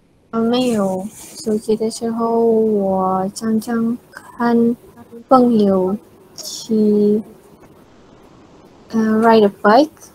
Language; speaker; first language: Chinese; non-native, learner; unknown